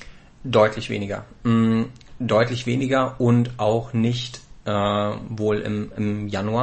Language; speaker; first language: German; native; German